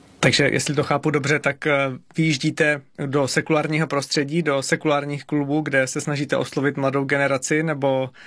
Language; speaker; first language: Czech; native; Czech